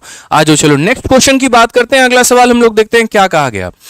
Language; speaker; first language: Hindi; native; Hindi